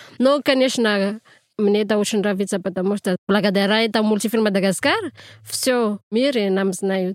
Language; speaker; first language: Russian; non-native, fluent; Malagasy